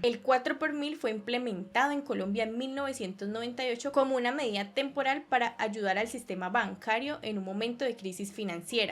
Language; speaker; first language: Spanish; native; Spanish